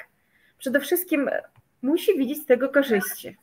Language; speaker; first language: Polish; non-native, fluent; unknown